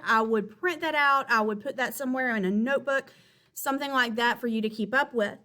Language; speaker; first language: English; native; English